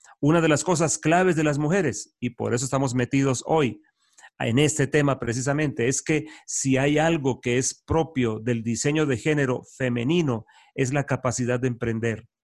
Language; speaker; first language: Spanish; native; Spanish